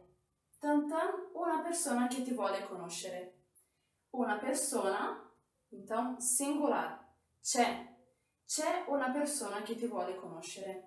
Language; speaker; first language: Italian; non-native, fluent; Portuguese